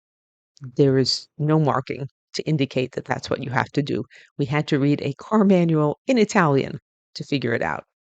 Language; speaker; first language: English; native; English